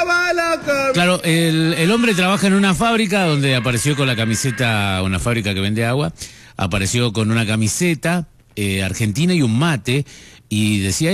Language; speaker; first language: Spanish; native; Spanish